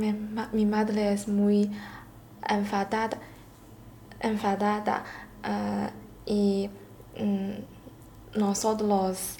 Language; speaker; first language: Spanish; non-native, learner; Chinese